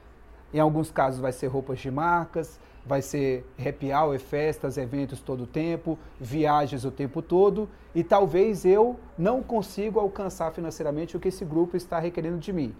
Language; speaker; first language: Portuguese; native; Portuguese